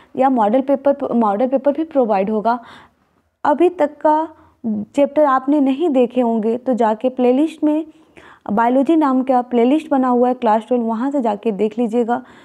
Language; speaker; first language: Hindi; native; Hindi